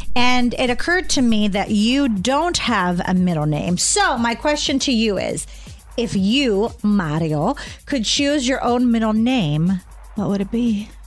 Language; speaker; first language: English; native; English